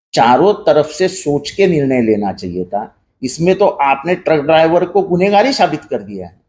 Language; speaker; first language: Hindi; non-native, local second language; Marathi